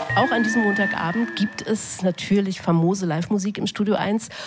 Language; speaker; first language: German; native; German